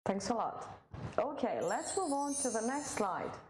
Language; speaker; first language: English; non-native, fluent; Romanian